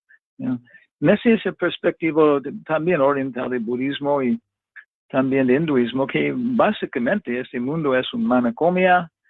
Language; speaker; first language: Spanish; non-native, fluent; English